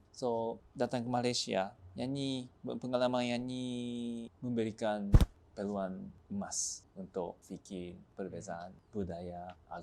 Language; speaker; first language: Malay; non-native, fluent; Japanese